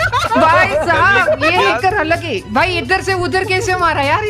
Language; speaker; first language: Hindi; native; Hindi